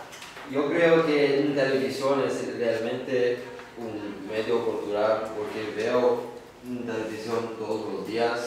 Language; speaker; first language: Spanish; non-native, learner; English